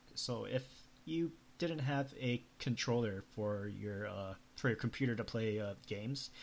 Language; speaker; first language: English; native; English